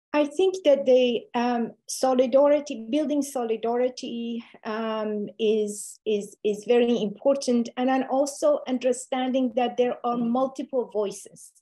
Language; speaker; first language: English; non-native, fluent; Persian